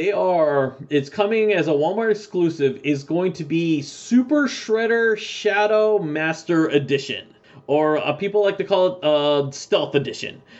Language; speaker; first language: English; native; English